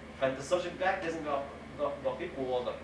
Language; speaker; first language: Arabic; native; Arabic